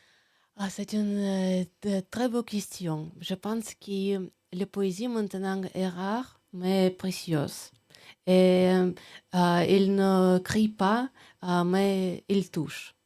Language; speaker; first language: French; non-native, fluent; Russian